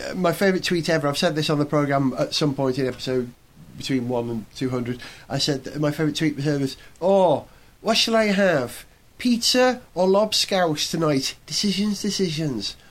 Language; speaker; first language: English; native; English